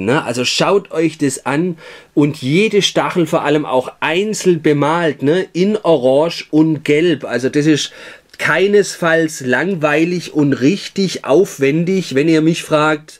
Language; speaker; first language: German; native; German